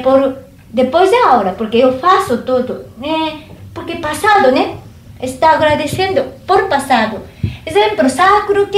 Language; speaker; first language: Portuguese; non-native, learner; Japanese